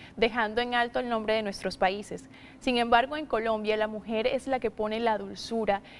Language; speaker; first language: English; non-native, learner; Spanish